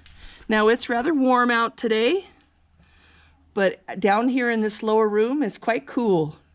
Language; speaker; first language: English; native; English